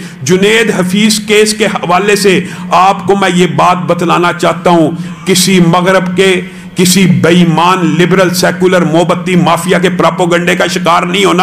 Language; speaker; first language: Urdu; non-native, local second language; Punjabi